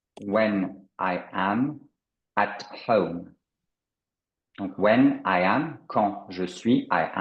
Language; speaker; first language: English; non-native, fluent; French